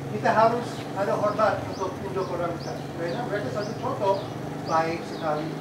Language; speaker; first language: Indonesian; non-native, fluent; English